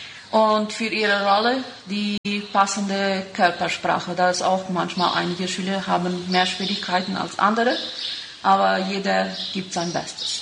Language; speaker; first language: German; non-native, local second language; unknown